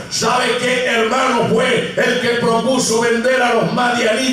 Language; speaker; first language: Spanish; native; Spanish